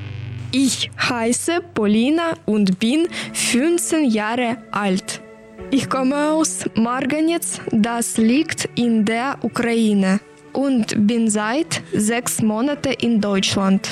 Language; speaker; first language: German; non-native, learner; Ukrainian